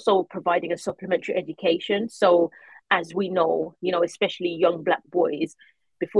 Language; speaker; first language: English; native; English